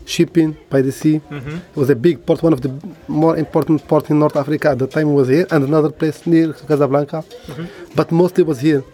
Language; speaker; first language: English; non-native, learner; Arabic